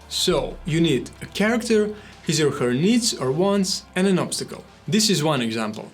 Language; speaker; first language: English; non-native, fluent; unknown